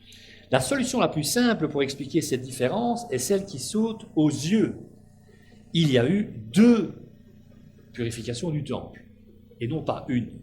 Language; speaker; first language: French; native; French